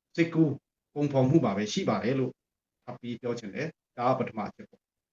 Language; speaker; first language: Burmese; non-native, local second language; Hakha Chin